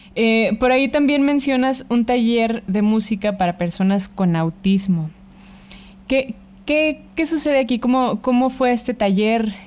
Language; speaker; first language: Spanish; native; Spanish